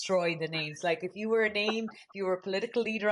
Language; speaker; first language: English; native; English